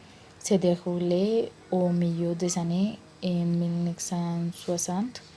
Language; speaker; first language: French; non-native, learner; Spanish